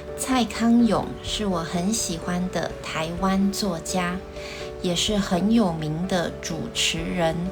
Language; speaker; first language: Chinese; native; Chinese